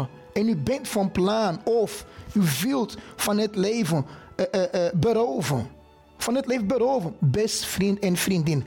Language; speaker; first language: Dutch; non-native, fluent; Portuguese